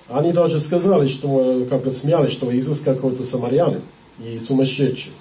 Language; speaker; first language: Russian; non-native, learner; English